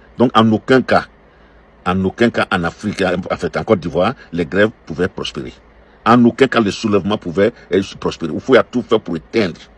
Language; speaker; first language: French; non-native, local second language; Dyula